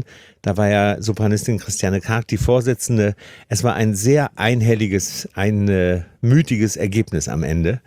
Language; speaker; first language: German; native; German